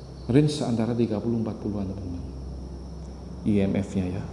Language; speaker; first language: Indonesian; native; Indonesian